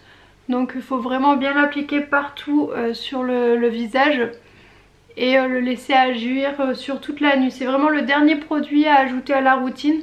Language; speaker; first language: French; native; French